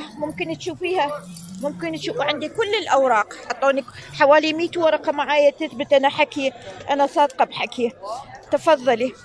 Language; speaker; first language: Arabic; native; Arabic